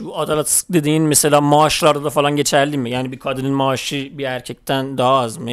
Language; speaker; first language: Turkish; non-native, fluent; Persian